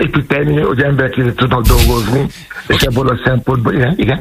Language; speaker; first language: Hungarian; non-native, fluent; Yoruba